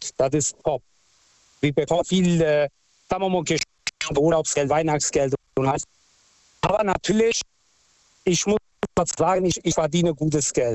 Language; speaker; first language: German; non-native, fluent; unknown